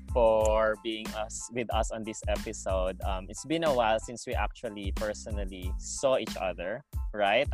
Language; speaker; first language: English; non-native, local second language; Filipino